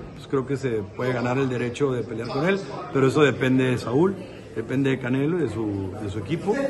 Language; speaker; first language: Spanish; native; Spanish